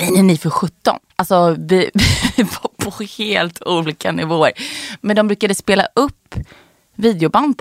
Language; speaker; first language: Swedish; native; Swedish